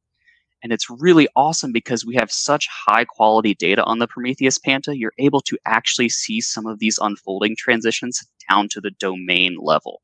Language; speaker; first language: English; native; English